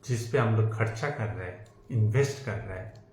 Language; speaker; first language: Hindi; non-native, local second language; Bangla